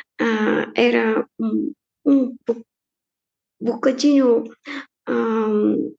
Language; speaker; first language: Portuguese; non-native, fluent; Bulgarian